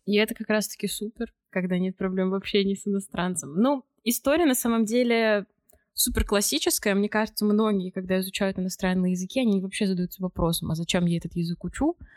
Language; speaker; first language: Russian; native; Russian